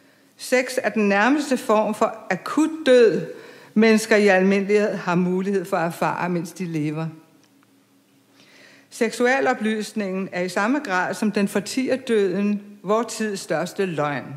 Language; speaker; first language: Danish; native; Danish